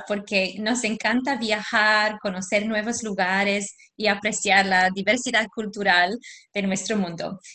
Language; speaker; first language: Spanish; non-native, fluent; English